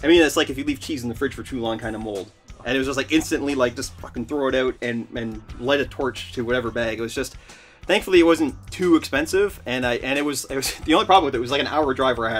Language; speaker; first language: English; native; English